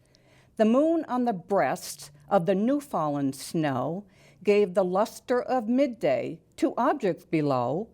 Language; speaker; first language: English; native; English